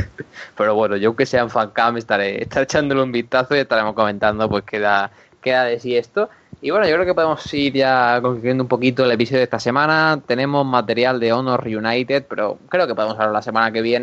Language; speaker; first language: Spanish; native; Spanish